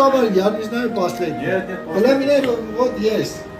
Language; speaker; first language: Russian; non-native, fluent; Armenian